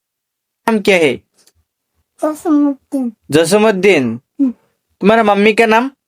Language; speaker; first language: Hindi; non-native, learner; Bangla